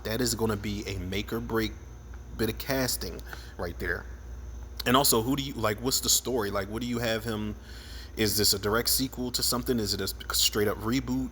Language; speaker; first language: English; native; English